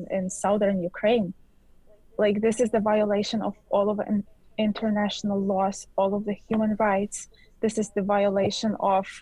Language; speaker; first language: English; non-native, fluent; Ukrainian